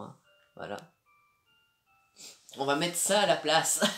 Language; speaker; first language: French; native; French